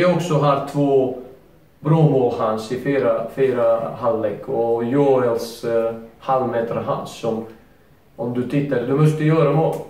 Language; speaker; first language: Swedish; non-native, learner; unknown